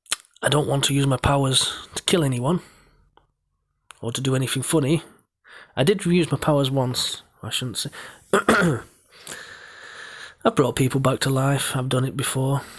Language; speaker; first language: English; native; English